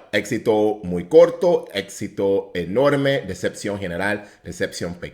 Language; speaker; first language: Spanish; non-native, fluent; English